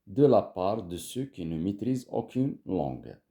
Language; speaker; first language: French; non-native, local second language; Arabic